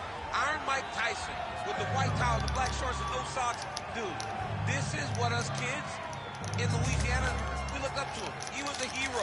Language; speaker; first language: English; native; English